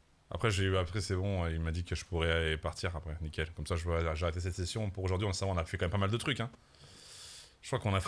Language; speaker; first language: French; native; French